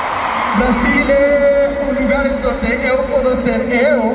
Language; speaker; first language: Portuguese; non-native, fluent; Spanish